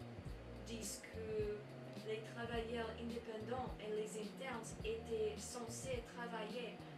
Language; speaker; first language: French; non-native, learner; English